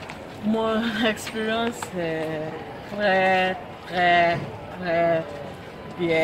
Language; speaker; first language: French; non-native, learner; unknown